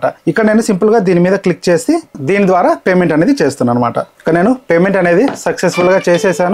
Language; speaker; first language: Telugu; native; Telugu